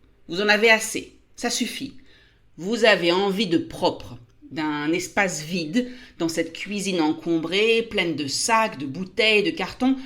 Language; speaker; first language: French; native; French